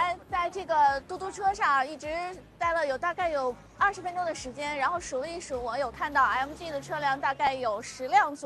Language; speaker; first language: Chinese; native; Chinese